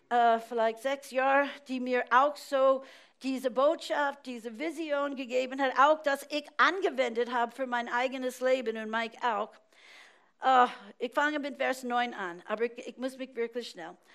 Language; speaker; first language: German; non-native, fluent; English